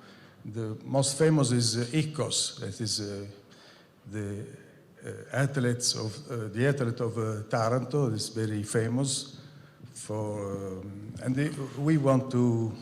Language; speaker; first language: English; non-native, fluent; Italian